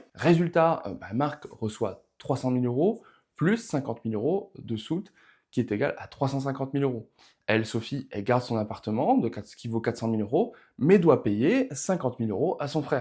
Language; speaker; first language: French; native; French